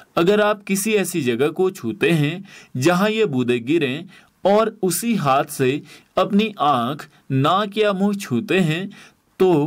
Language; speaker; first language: Hindi; native; Hindi